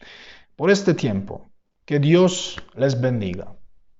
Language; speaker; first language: Spanish; non-native, fluent; Polish